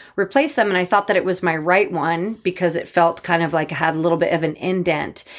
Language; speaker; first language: English; native; English